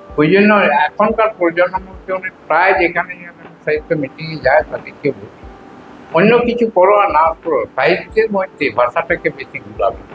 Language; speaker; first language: Bangla; non-native, local second language; Santali